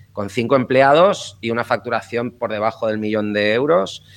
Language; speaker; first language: Spanish; native; Spanish